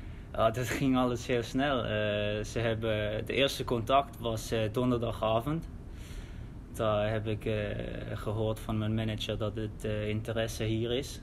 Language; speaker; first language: Dutch; early bilingual, heritage; German